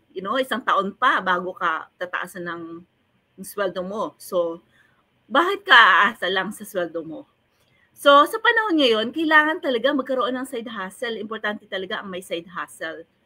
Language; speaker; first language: Filipino; native; Filipino